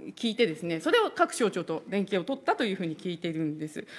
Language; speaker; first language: Japanese; native; Japanese